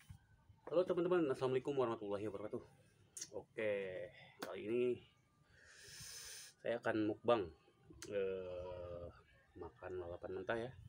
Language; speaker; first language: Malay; non-native, local second language; Sundanese